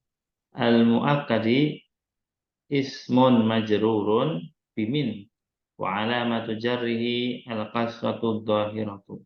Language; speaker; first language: Arabic; non-native, fluent; Indonesian